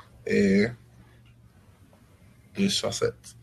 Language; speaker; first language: French; non-native, learner; English